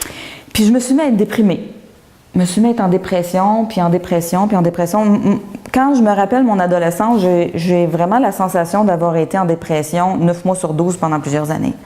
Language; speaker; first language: French; native; French